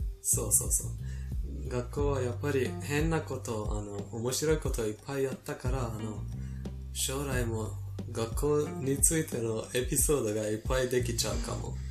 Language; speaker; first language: Japanese; non-native, fluent; Persian